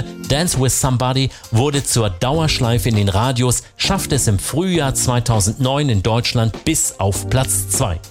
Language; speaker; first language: German; native; German